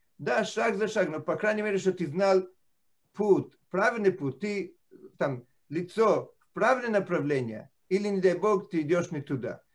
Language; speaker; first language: Russian; non-native, fluent; Italian